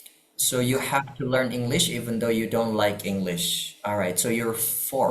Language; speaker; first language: English; non-native, fluent; Indonesian